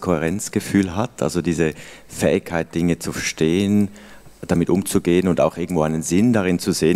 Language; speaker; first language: German; native; German